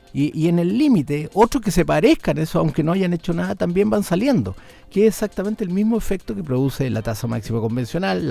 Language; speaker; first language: Spanish; native; Spanish